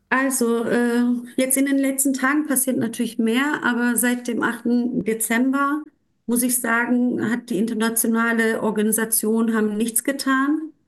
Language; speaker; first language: German; non-native, fluent; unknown